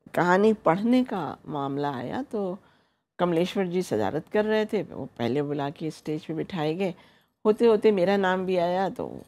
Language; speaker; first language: Urdu; native; Urdu